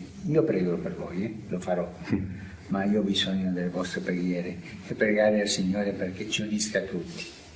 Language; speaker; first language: Italian; non-native, fluent; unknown